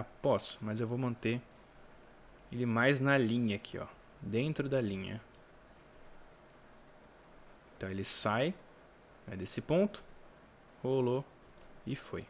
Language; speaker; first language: Portuguese; native; Portuguese